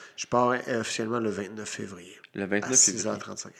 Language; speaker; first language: French; native; French